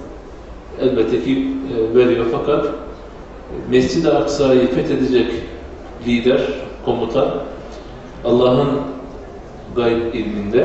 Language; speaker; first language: Turkish; native; Turkish